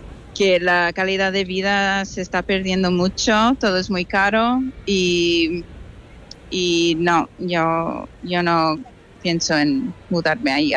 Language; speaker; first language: Spanish; non-native, fluent; English